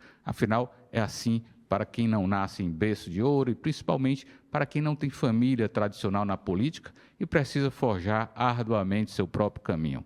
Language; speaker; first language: Portuguese; native; Portuguese